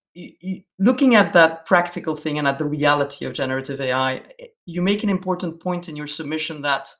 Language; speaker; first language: English; non-native, fluent; Dutch